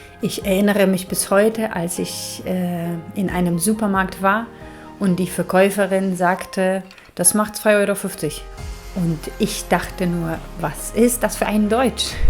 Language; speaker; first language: German; non-native, fluent; Polish